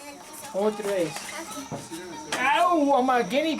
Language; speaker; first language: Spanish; non-native, learner; English